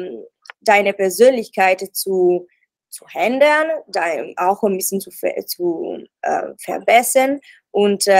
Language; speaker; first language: German; non-native, learner; Italian